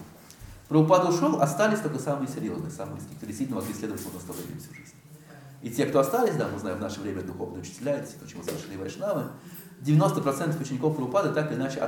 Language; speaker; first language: Russian; native; Russian